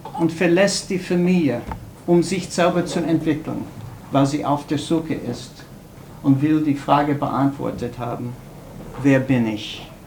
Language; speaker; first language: German; non-native, fluent; English